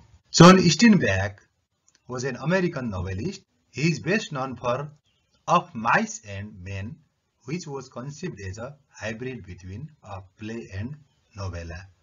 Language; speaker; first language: English; non-native, local second language; Nepali